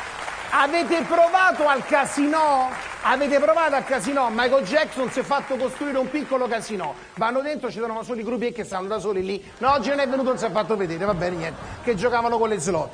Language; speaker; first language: Italian; native; Italian